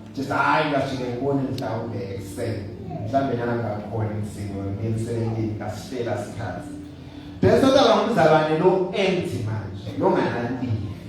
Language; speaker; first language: Zulu; non-native, local second language; Swati